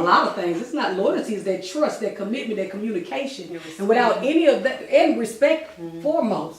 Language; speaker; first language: English; native; English